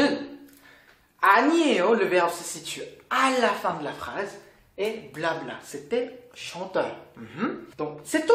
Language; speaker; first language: French; non-native, fluent; Korean